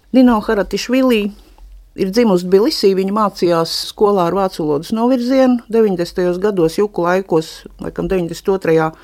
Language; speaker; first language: Latvian; native; Latvian